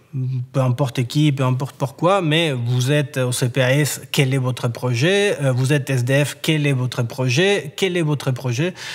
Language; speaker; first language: French; native; French